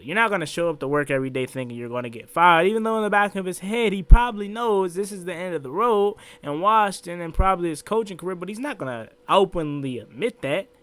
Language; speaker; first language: English; native; English